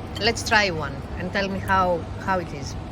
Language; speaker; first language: English; non-native, fluent; Greek